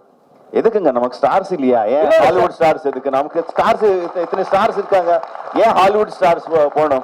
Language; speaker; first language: Tamil; non-native, local second language; Telugu